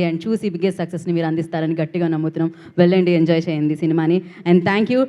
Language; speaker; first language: Telugu; native; Telugu